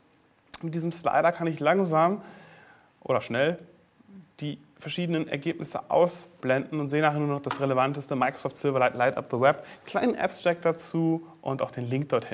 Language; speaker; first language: German; native; German